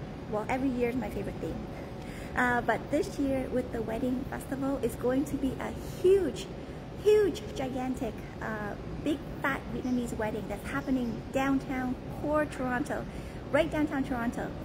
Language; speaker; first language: English; early bilingual, other home language; Vietnamese